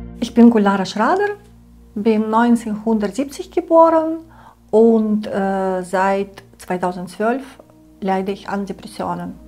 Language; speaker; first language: German; non-native, learner; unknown